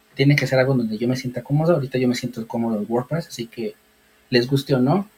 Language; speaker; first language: Spanish; native; Spanish